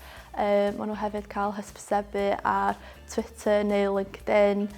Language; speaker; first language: Welsh; non-native, local second language; English